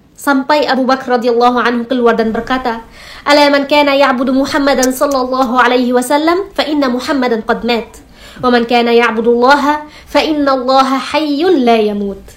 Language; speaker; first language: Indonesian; non-native, fluent; Arabic